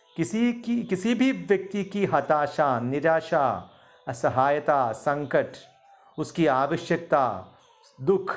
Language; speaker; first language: Hindi; non-native, local second language; Malayalam